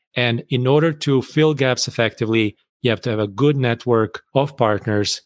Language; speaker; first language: English; non-native, fluent; Bosnian